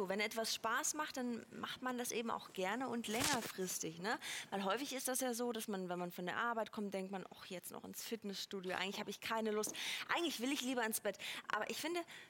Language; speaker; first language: German; native; German